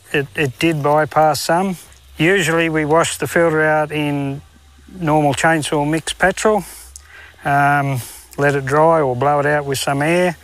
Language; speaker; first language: English; native; English